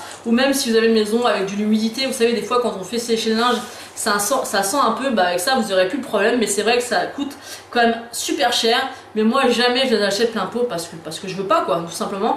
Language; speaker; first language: French; native; French